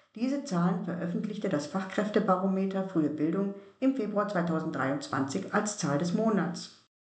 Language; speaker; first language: German; native; German